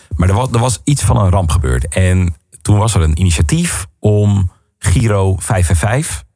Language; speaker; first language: Dutch; native; Dutch